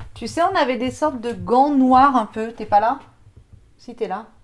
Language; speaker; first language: French; native; French